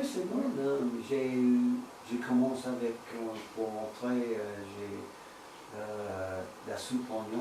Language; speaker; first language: French; non-native, learner; English